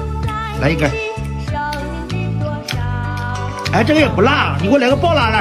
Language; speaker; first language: Chinese; native; Chinese